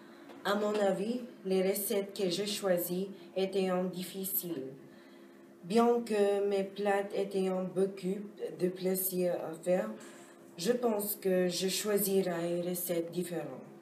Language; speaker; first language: French; non-native, learner; English